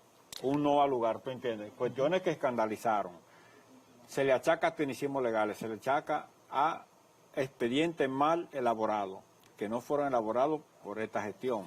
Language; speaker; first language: Spanish; native; Spanish